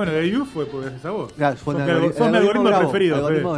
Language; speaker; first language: Spanish; native; Spanish